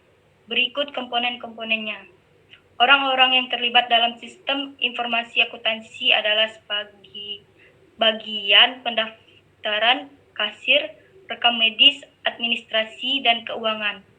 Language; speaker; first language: Indonesian; native; Indonesian